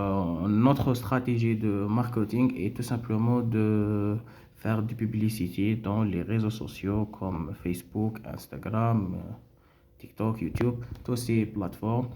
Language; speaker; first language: French; non-native, local second language; Arabic